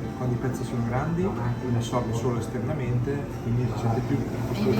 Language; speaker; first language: Italian; native; Italian